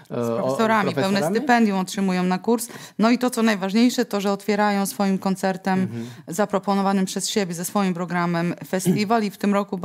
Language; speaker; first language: Polish; native; Polish